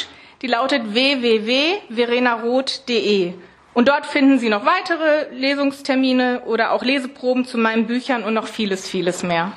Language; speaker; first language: German; native; German